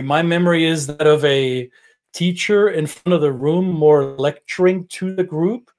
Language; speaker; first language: English; non-native, fluent; German